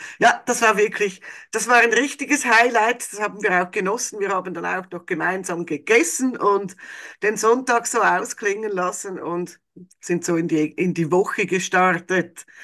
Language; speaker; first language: German; native; German